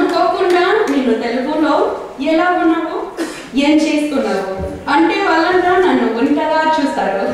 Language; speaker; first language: Telugu; non-native, learner; English